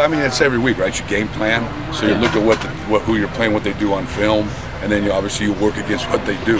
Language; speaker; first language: English; native; English